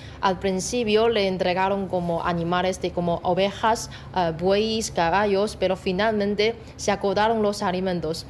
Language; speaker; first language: Spanish; non-native, fluent; Chinese